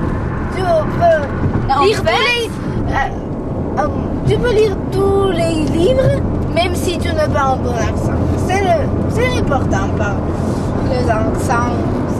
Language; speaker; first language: French; non-native, learner; Georgian